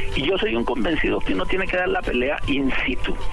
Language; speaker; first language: Spanish; native; Spanish